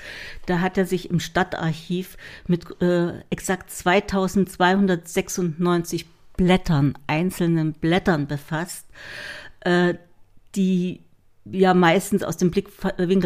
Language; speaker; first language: German; native; German